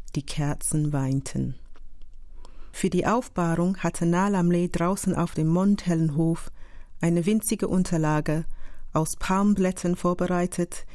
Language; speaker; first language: German; non-native, fluent; English